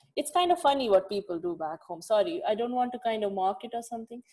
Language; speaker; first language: English; non-native, local second language; Kashmiri